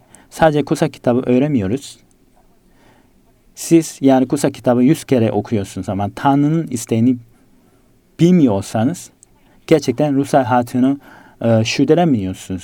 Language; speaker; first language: Turkish; non-native, fluent; Korean